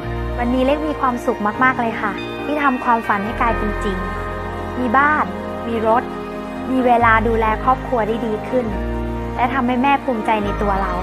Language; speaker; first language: Thai; native; Thai